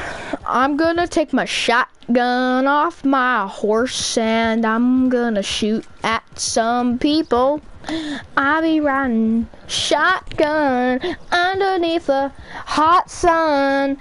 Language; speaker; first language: English; native; English